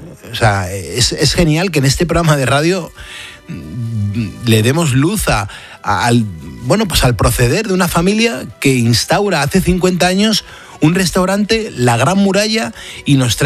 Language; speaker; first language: Spanish; native; Spanish